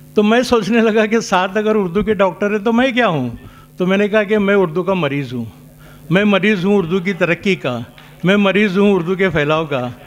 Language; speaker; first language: Hindi; non-native, local second language; Marathi